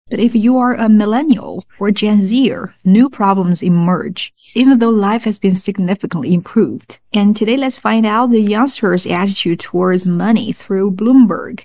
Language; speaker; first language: English; non-native, fluent; Chinese